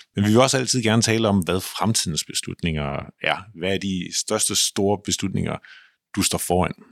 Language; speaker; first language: Danish; native; Danish